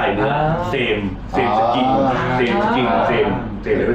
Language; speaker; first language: Thai; native; Thai